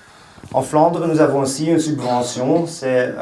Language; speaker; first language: French; non-native, local second language; Dutch